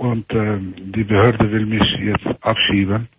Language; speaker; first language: German; early bilingual, other home language; Albanian